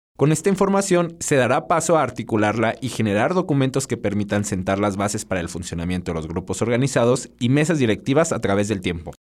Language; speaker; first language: Spanish; native; Spanish